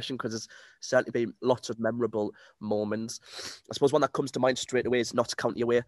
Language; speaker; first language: English; native; English